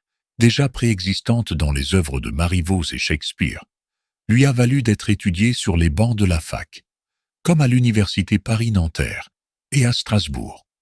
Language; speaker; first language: French; native; French